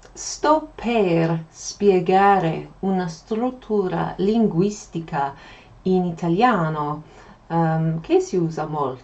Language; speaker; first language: Italian; non-native, fluent; English